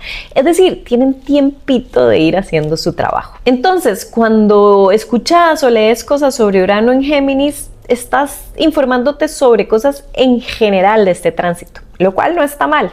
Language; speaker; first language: Spanish; native; Spanish